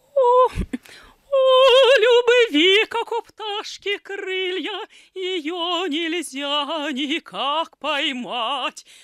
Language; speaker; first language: Russian; native; Russian